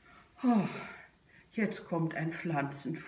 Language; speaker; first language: German; native; German